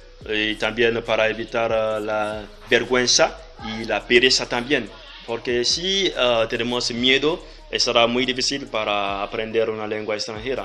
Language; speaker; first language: Spanish; non-native, learner; French